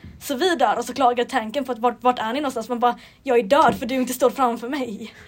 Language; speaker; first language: Swedish; native; Swedish